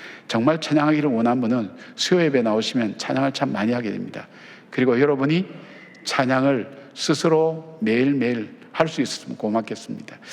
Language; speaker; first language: Korean; native; Korean